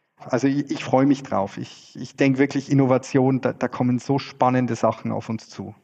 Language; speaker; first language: German; native; German